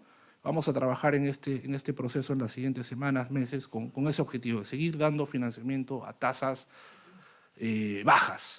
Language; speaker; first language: Spanish; native; Spanish